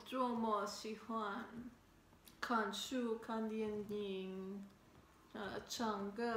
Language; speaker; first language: Chinese; non-native, learner; English